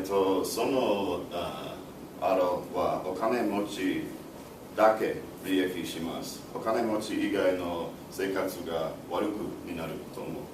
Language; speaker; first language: Japanese; non-native, learner; English